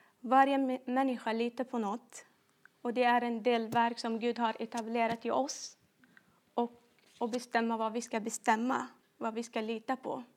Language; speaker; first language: Swedish; non-native, fluent; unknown